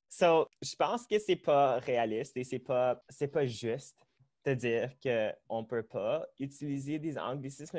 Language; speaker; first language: French; non-native, local second language; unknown